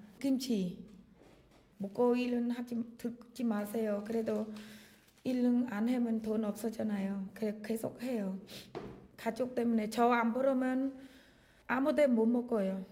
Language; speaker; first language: Korean; non-native, learner; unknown